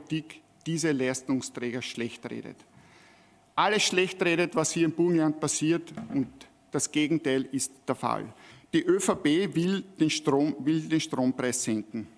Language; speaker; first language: German; native; German